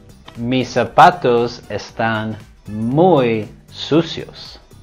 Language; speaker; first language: Spanish; non-native, learner; English